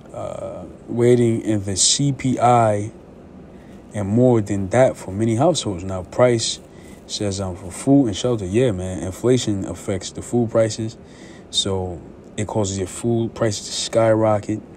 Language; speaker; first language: English; native; English